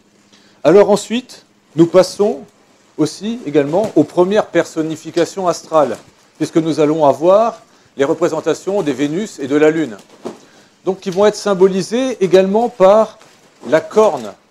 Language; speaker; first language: French; native; French